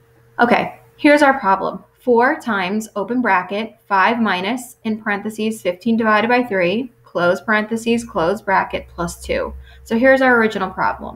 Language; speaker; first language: English; native; English